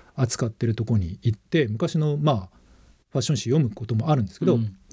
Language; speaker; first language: Japanese; native; Japanese